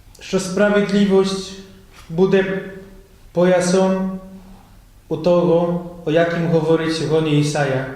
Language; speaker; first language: Ukrainian; non-native, fluent; Polish